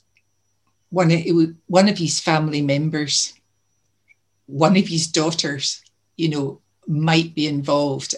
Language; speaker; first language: English; native; English